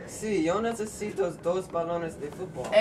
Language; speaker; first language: Spanish; non-native, learner; English